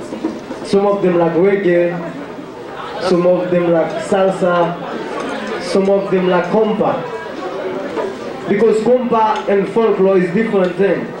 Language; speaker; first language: English; non-native, learner; Haitian Creole